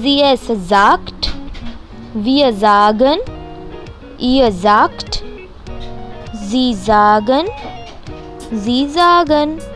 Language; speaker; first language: German; non-native, fluent; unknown